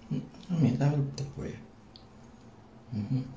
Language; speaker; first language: English; non-native, learner; Filipino